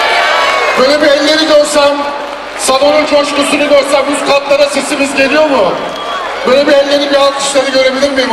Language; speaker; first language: Turkish; native; Turkish